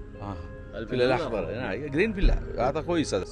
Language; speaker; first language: Arabic; non-native, learner; Malayalam